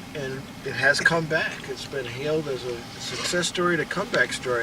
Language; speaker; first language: English; native; English